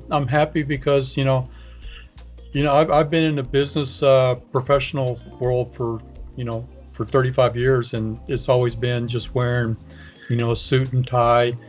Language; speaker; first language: English; native; English